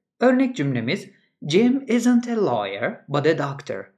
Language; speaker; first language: English; non-native, fluent; Turkish